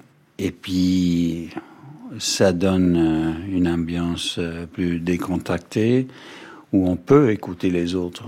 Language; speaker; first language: French; non-native, fluent; English